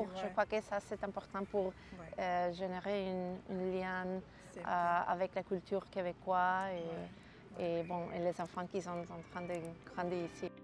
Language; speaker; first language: French; non-native, fluent; Spanish